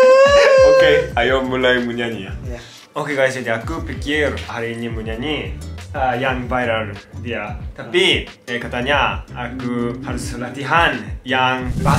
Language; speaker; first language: Indonesian; non-native, learner; Japanese